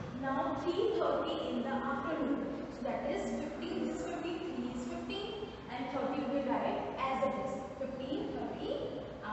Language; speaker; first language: English; non-native, local second language; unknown